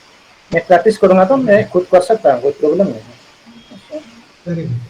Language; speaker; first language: Hindi; non-native, local second language; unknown